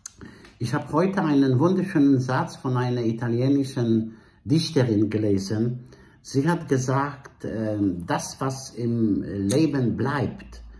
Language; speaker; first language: German; non-native, fluent; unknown